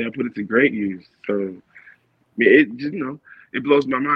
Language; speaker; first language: English; native; English